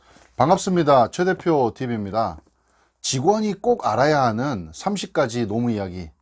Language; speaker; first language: Korean; native; Korean